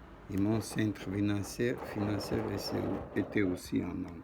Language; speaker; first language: French; non-native, learner; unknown